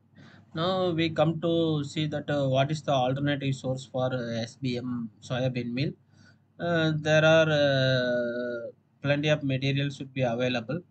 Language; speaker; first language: English; non-native, local second language; Tamil